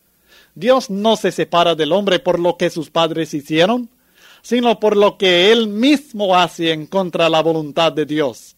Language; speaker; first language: Spanish; native; Spanish